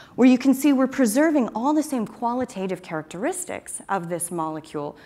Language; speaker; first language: English; native; English